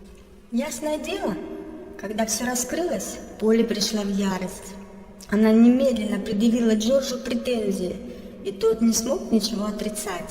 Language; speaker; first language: Russian; native; Russian